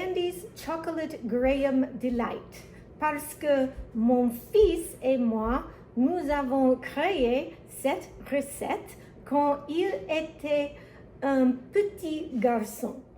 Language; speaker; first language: French; non-native, learner; English